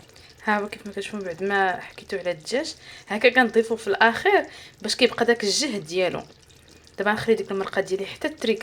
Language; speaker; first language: Arabic; native; Arabic